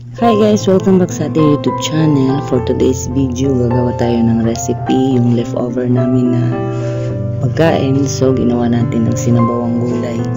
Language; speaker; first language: Filipino; non-native, local second language; Cebuano